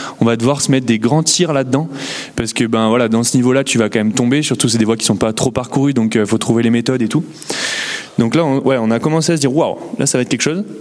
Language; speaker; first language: French; native; French